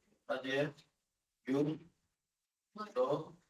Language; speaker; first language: Korean; native; Korean